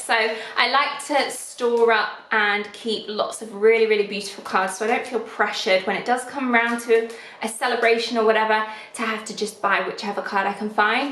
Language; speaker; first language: English; native; English